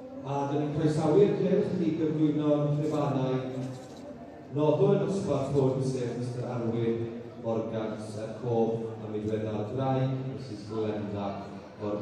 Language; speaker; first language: Welsh; native; Welsh